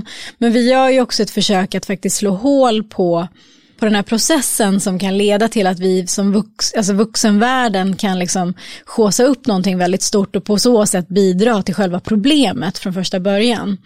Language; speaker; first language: Swedish; native; Swedish